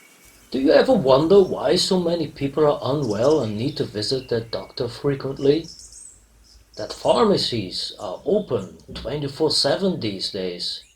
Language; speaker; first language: English; non-native, fluent; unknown